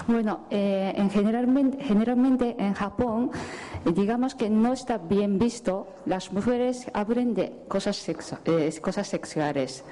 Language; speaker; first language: Spanish; non-native, fluent; Japanese